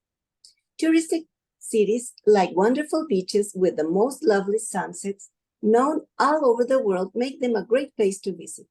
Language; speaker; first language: English; non-native, learner; Spanish